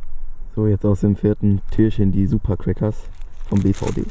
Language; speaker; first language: German; native; German